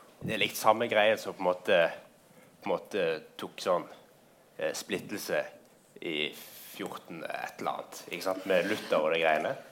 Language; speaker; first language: Norwegian; native; Norwegian